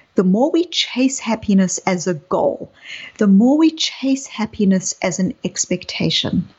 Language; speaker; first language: English; native; English